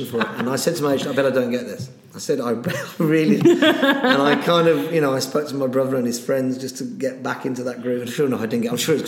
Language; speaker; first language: English; native; English